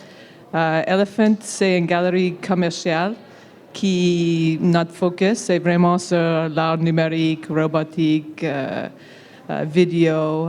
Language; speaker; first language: French; non-native, local second language; English